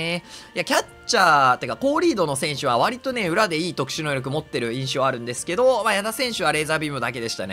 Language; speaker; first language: Japanese; native; Japanese